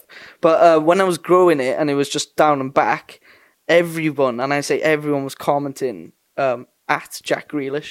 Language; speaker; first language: English; native; English